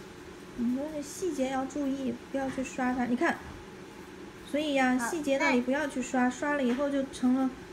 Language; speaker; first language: Chinese; native; Chinese